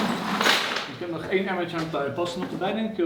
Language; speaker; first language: Dutch; native; Dutch